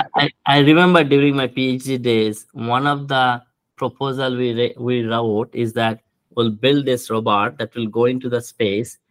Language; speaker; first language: English; non-native, local second language; Bangla